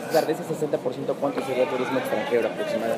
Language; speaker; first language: Spanish; native; Spanish